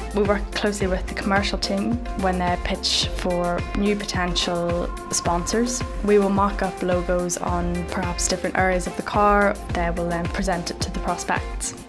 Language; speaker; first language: English; native; English